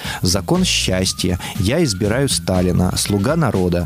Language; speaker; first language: Russian; native; Russian